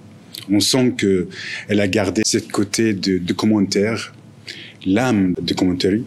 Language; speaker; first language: French; non-native, fluent; Arabic